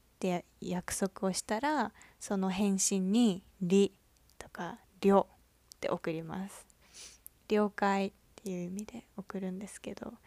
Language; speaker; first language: Japanese; native; Japanese